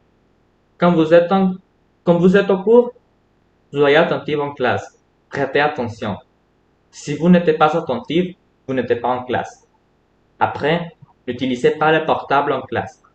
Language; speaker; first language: French; non-native, fluent; Spanish